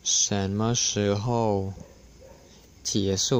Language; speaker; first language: Chinese; non-native, learner; Khmer